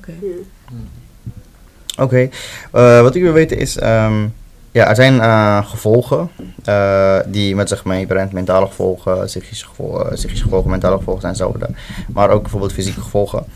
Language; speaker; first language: Dutch; early bilingual, other home language; Somali